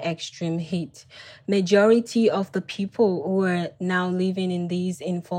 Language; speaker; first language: English; non-native, local second language; Krio